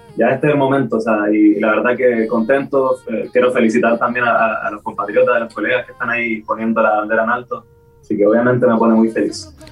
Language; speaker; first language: Spanish; native; Spanish